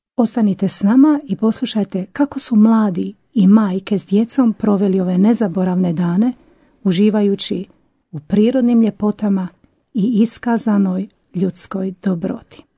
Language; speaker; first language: Croatian; native; Croatian